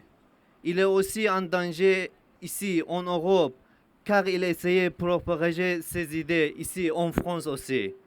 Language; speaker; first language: French; non-native, learner; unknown